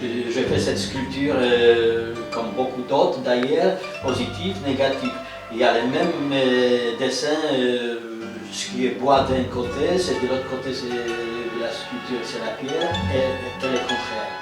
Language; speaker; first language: French; non-native, fluent; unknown